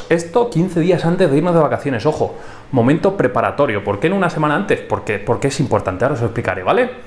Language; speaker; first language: Spanish; native; Spanish